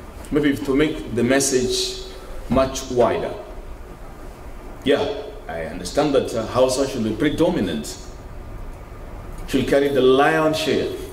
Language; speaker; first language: English; non-native, local second language; Hausa